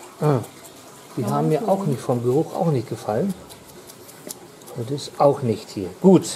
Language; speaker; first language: German; native; German